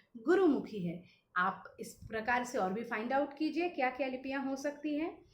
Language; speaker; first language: Hindi; non-native, local second language; Bangla